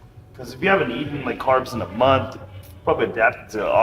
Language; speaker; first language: English; native; English